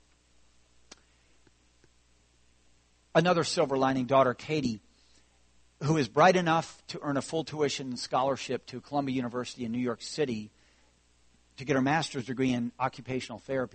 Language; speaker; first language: English; native; English